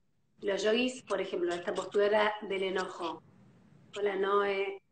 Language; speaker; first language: Spanish; native; Spanish